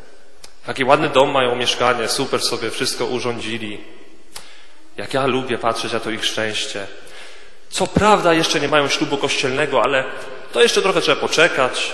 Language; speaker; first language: Polish; native; Polish